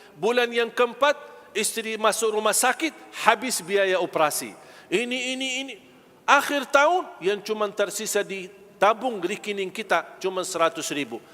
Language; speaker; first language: Malay; non-native, fluent; Arabic